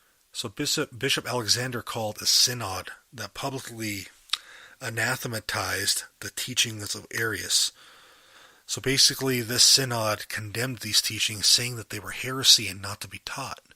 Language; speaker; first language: English; native; English